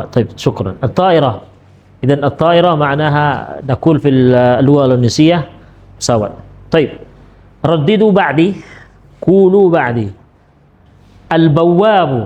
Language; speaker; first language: Arabic; non-native, fluent; Indonesian